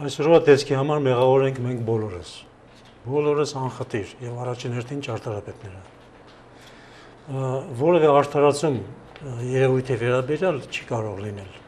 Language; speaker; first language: Armenian; native; Armenian